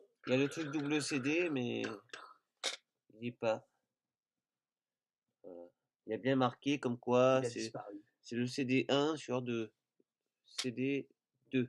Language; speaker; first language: French; native; French